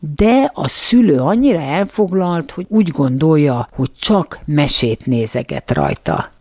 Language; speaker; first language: Hungarian; native; Hungarian